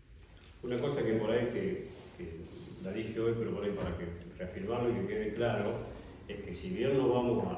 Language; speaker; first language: Spanish; native; Spanish